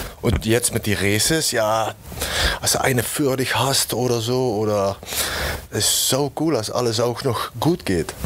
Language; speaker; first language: German; non-native, learner; Dutch